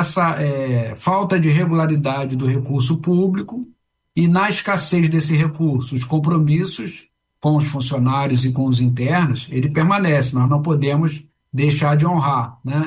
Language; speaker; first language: Portuguese; native; Portuguese